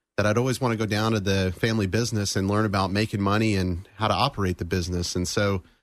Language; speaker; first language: English; native; English